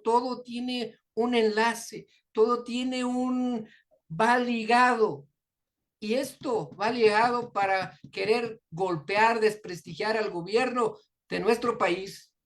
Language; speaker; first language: Spanish; native; Spanish